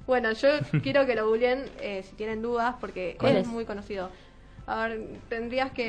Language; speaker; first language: Spanish; native; Spanish